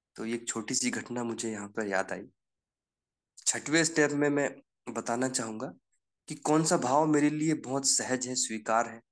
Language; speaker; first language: Hindi; native; Hindi